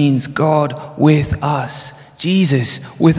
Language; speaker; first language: English; native; English